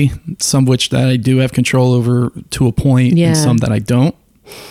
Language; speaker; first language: English; native; English